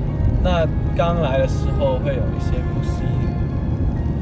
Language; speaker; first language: Chinese; non-native, fluent; Cantonese